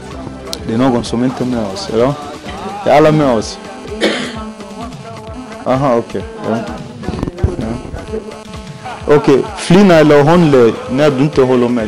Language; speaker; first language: Swedish; non-native, fluent; Lingala